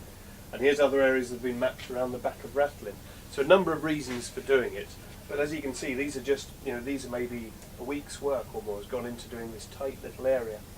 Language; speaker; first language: English; native; English